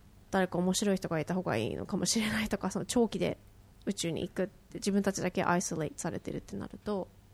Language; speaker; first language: Japanese; native; Japanese